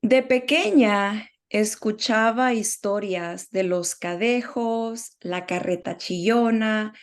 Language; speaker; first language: Spanish; early bilingual, heritage; Spanish